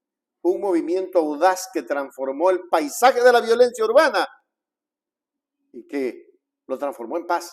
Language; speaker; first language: Spanish; native; Spanish